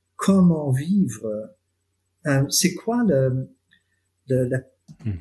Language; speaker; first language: French; non-native, fluent; English